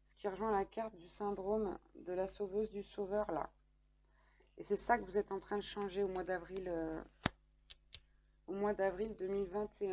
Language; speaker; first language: French; native; French